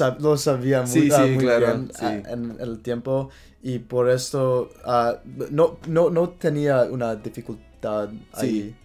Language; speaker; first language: Spanish; non-native, learner; English